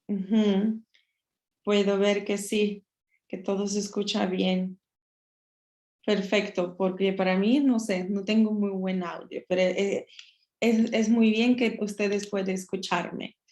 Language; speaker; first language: Spanish; non-native, learner; Russian